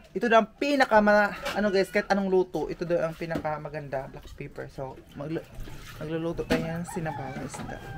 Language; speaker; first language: Filipino; non-native, local second language; Cebuano